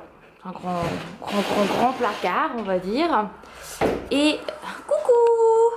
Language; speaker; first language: French; native; French